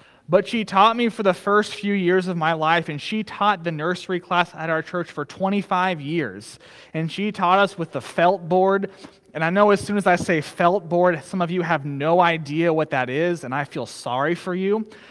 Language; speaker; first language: English; native; English